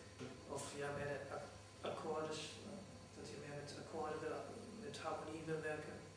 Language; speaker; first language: Dutch; non-native, fluent; German